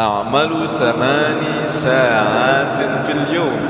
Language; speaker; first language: Arabic; non-native, fluent; Indonesian